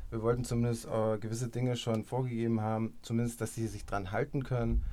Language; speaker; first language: German; native; German